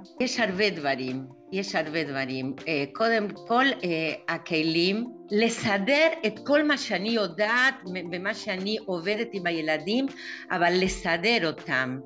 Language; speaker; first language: Hebrew; non-native, fluent; Russian